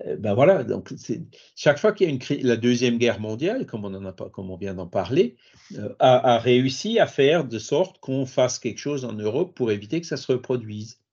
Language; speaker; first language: French; native; French